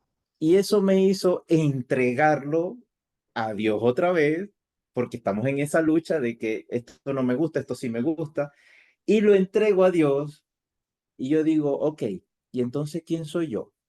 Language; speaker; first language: Spanish; native; Spanish